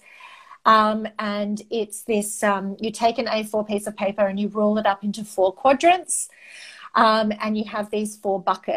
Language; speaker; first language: English; non-native, local second language; Greek